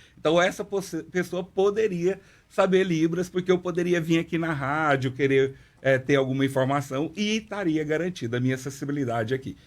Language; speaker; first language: Portuguese; non-native, local second language; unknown